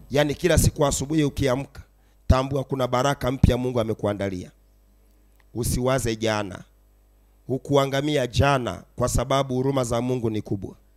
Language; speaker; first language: Swahili; native; Swahili